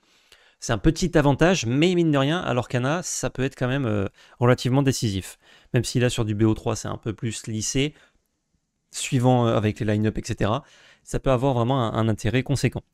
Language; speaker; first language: French; native; French